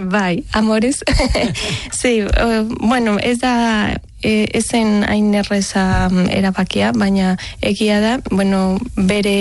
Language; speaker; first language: Basque; non-native, learner; Spanish